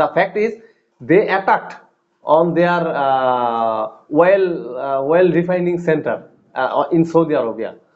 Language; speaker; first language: English; non-native, learner; Bangla